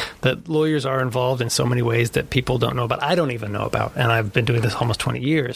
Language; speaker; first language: English; native; English